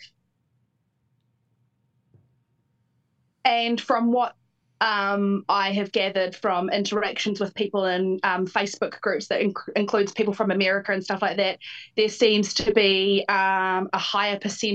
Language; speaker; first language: English; native; English